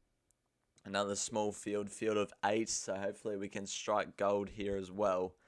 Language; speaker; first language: English; native; English